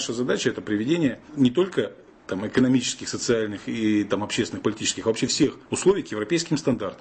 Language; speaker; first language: Russian; native; Russian